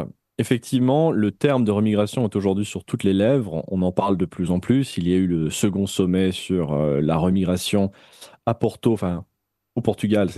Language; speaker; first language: French; native; French